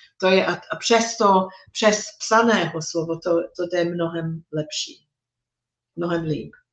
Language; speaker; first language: Czech; non-native, fluent; English